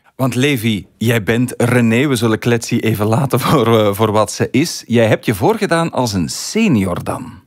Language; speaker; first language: Dutch; native; Dutch